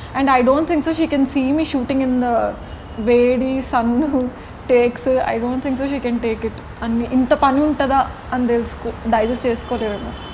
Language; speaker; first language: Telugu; non-native, local second language; Marathi